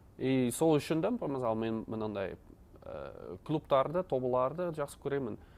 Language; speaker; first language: Kazakh; non-native, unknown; Dutch